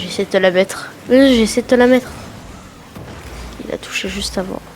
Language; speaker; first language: French; native; French